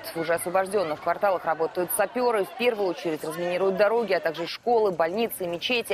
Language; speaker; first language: Russian; native; Russian